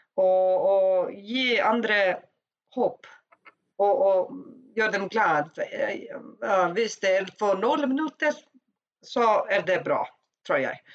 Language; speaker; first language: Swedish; non-native, learner; Icelandic